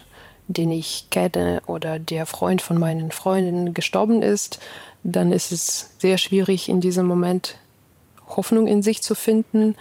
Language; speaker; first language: German; non-native, fluent; Ukrainian